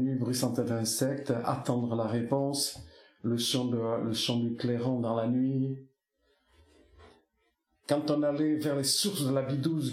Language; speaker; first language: French; non-native, local second language; Basque